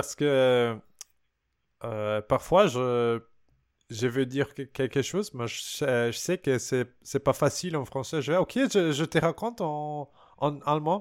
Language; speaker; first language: French; non-native, learner; Portuguese